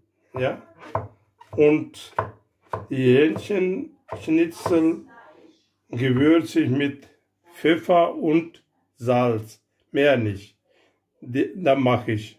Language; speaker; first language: German; non-native, learner; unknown